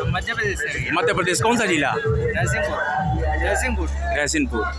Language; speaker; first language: Hindi; native; Hindi